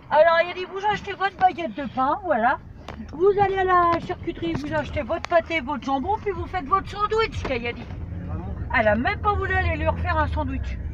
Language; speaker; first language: French; native; French